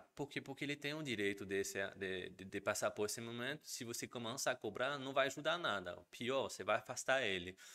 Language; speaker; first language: Portuguese; non-native, fluent; French